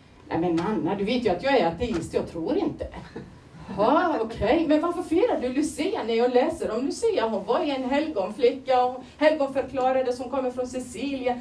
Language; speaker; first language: Swedish; non-native, fluent; Turoyo